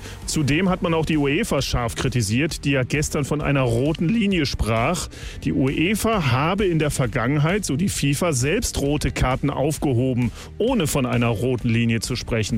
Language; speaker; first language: German; native; German